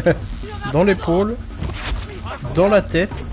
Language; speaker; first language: French; native; French